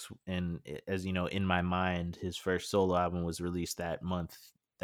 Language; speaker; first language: English; native; English